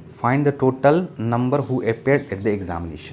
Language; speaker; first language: English; non-native, local second language; Hindi